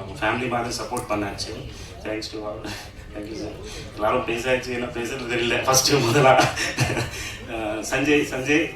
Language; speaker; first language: Tamil; non-native, learner; Telugu